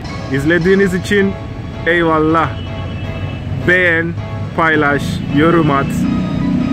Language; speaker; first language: Turkish; non-native, fluent; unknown